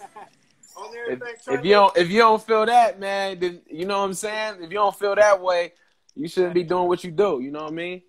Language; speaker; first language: English; native; English